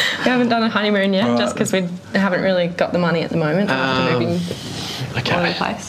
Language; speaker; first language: English; native; English